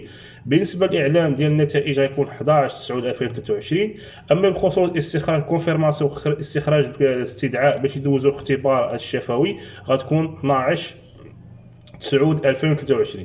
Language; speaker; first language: Arabic; native; Arabic